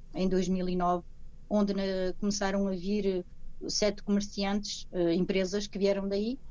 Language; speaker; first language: Portuguese; native; Portuguese